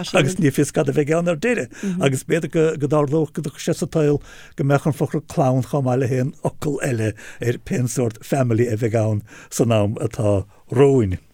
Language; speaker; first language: Irish; native; Irish